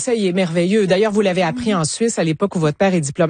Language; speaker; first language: French; native; French